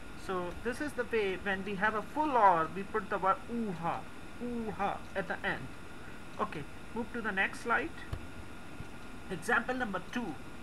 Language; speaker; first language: English; non-native, local second language; Hindi